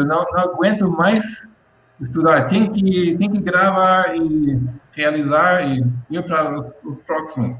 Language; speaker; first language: Portuguese; non-native, fluent; English